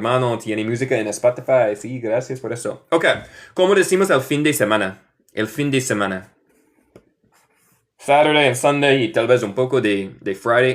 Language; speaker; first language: Spanish; non-native, fluent; English